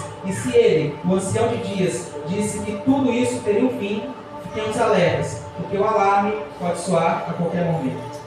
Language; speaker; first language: Portuguese; native; Portuguese